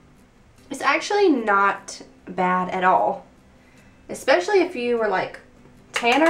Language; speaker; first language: English; native; English